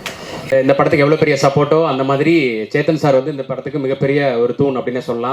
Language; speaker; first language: Tamil; native; Tamil